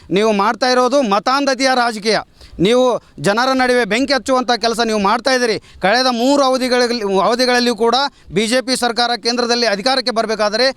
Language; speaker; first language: Kannada; non-native, local second language; Urdu